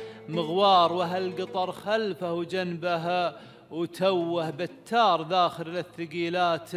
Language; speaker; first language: Arabic; native; Arabic